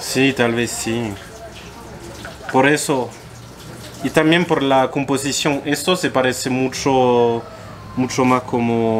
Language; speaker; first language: Spanish; non-native, learner; French